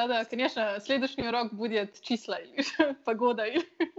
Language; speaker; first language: Russian; non-native, learner; Slovenian